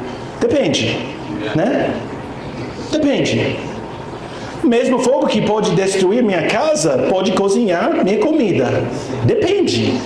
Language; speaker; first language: Portuguese; non-native, fluent; English